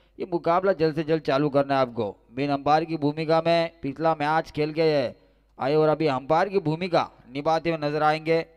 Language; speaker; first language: Hindi; non-native, local second language; Marathi